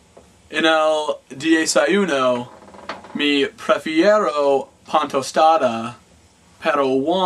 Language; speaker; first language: Spanish; non-native, learner; English